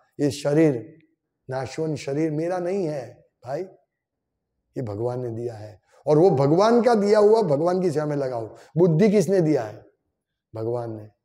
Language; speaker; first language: Hindi; non-native, local second language; Gujarati